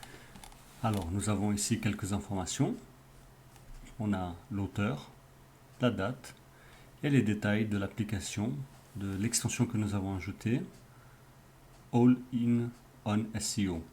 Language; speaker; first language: French; native; French